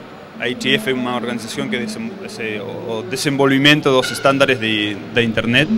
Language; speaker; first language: Portuguese; non-native, learner; Spanish